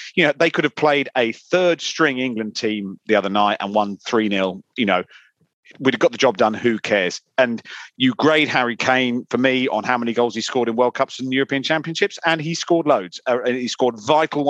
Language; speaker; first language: English; native; English